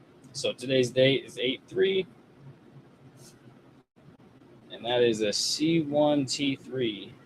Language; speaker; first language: English; native; English